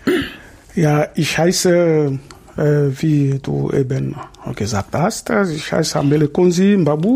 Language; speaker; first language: German; non-native, fluent; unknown